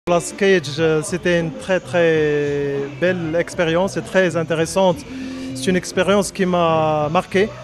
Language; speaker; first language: French; non-native, local second language; Arabic